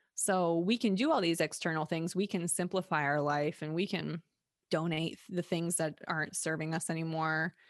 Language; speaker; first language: English; native; English